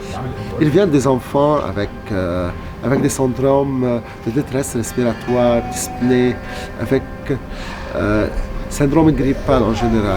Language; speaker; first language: French; non-native, local second language; Arabic